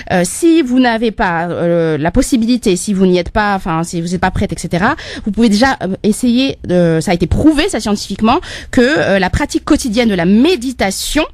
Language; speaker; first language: French; native; French